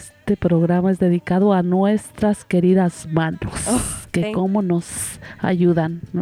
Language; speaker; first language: Spanish; native; Spanish